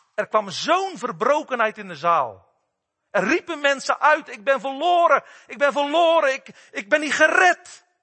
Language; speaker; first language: Dutch; native; Dutch